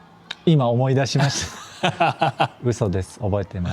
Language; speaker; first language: Japanese; non-native, fluent; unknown